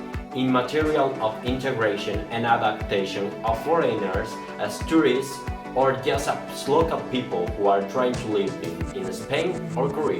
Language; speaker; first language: English; non-native, fluent; Spanish